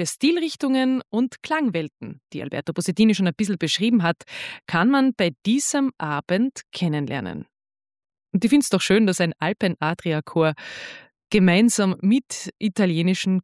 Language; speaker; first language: German; native; German